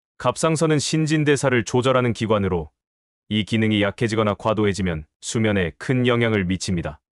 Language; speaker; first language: Korean; native; Korean